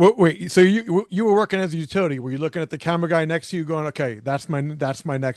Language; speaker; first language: English; native; English